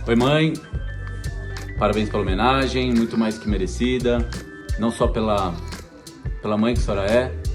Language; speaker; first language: Portuguese; native; Portuguese